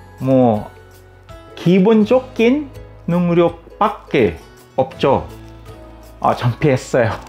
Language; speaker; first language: Korean; non-native, learner; Filipino